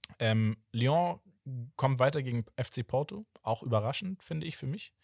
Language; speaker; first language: German; early bilingual, other home language; Portuguese